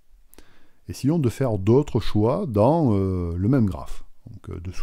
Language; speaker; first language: French; native; French